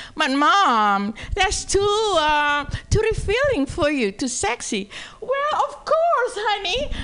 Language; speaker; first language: English; non-native, fluent; Indonesian